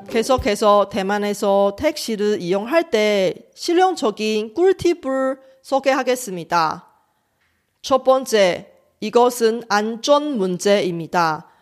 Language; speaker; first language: Korean; non-native, fluent; Chinese